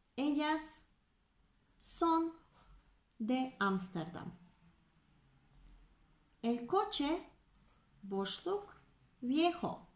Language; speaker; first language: Spanish; non-native, fluent; Turkish